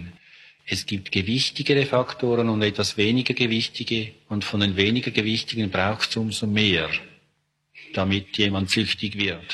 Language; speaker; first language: German; native; German